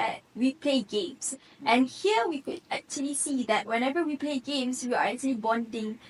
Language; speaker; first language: English; non-native, local second language; Malay